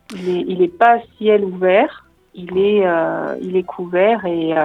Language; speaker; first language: French; native; French